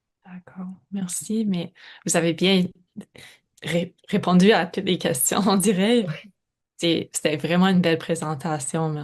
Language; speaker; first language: French; non-native, local second language; English